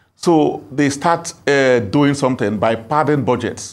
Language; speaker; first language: English; non-native, local second language; Igbo